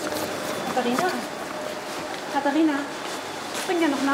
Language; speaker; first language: German; native; German